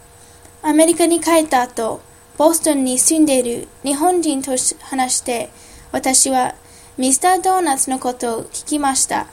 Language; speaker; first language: Japanese; non-native, learner; English